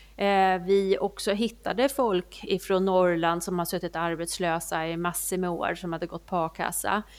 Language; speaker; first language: Swedish; native; Swedish